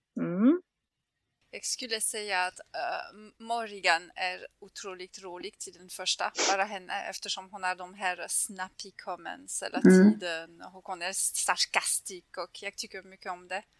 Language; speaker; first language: Swedish; non-native, fluent; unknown